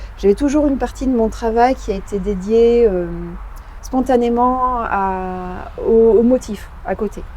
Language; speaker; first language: French; native; French